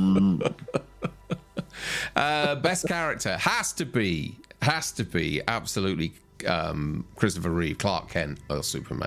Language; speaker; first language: English; native; English